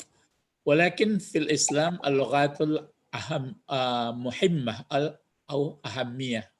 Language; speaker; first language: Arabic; non-native, fluent; Indonesian